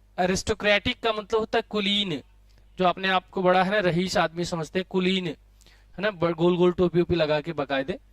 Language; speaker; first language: Hindi; native; Hindi